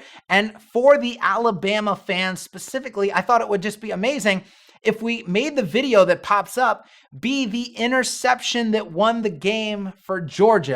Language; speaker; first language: English; native; English